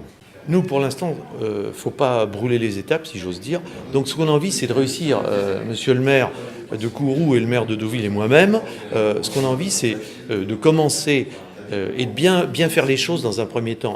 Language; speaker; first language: French; native; French